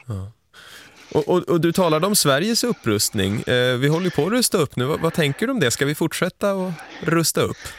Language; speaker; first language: Swedish; native; Swedish